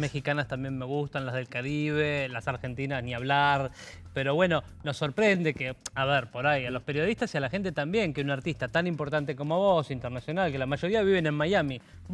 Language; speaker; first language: Spanish; native; Spanish